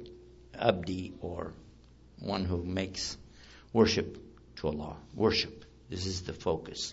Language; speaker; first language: English; native; English